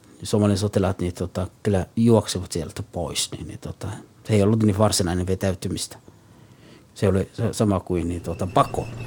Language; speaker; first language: Finnish; non-native, fluent; Somali